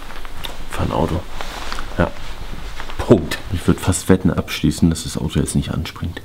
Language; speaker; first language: German; native; German